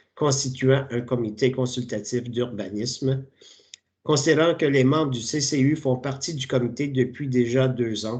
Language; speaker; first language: French; native; French